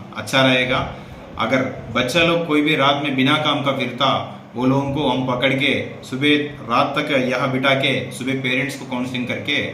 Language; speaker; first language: Hindi; non-native, local second language; Telugu